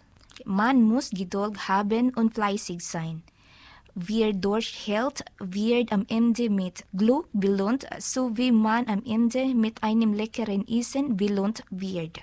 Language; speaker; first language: German; non-native, learner; Filipino